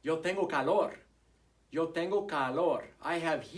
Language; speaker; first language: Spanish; non-native, fluent; English